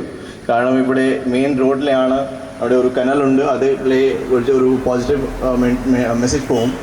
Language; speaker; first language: Malayalam; non-native, fluent; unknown